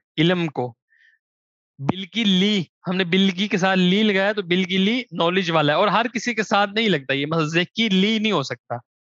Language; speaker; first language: Urdu; non-native, local second language; Punjabi